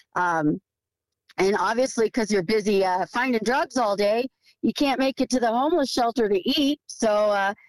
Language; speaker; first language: English; native; English